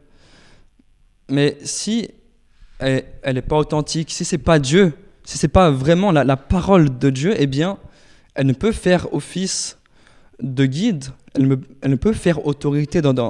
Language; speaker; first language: French; native; French